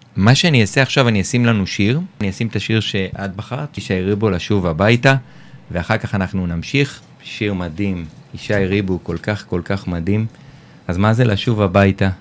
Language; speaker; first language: Hebrew; native; Hebrew